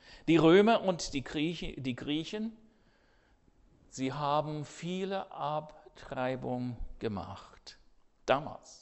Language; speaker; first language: German; non-native, fluent; English